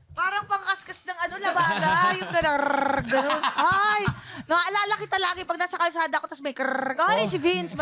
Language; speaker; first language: Filipino; native; Filipino